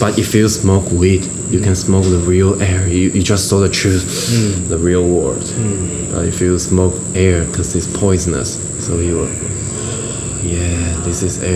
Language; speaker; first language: English; non-native, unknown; Chinese